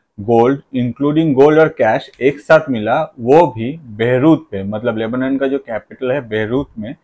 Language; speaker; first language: Hindi; non-native, local second language; Bangla